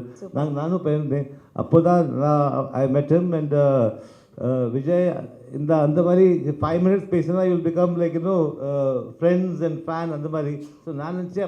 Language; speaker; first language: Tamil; early bilingual, heritage; Tamil